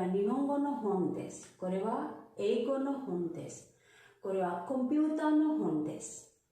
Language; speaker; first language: Japanese; non-native, fluent; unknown